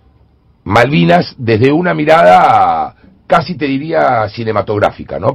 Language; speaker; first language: Spanish; native; Spanish